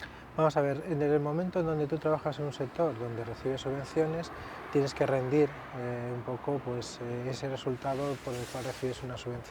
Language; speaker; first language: Spanish; native; Spanish